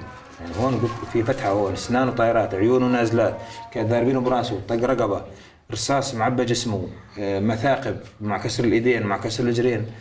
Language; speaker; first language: Arabic; native; Arabic